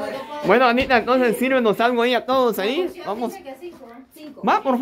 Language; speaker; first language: Spanish; native; Spanish